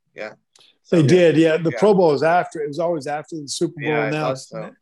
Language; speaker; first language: English; native; English